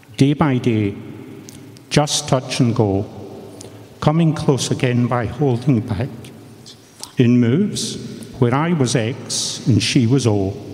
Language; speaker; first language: English; native; English